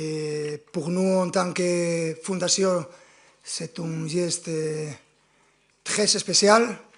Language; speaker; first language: French; non-native, fluent; Spanish